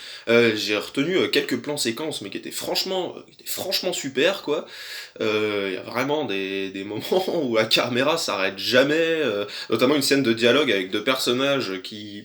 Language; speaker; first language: French; native; French